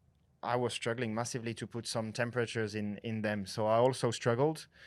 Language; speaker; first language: English; non-native, fluent; French